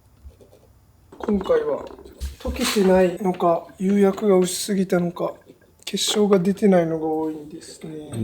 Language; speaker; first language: Japanese; native; Japanese